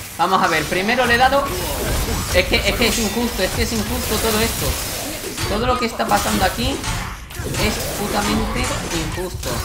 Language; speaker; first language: Spanish; native; Spanish